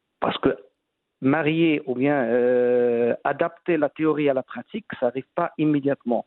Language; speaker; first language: French; non-native, local second language; Arabic